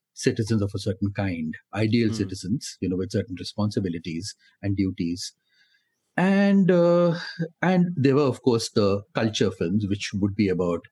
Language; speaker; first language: English; non-native, local second language; Hindi